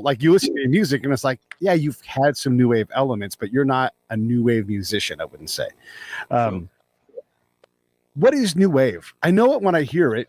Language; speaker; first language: English; native; English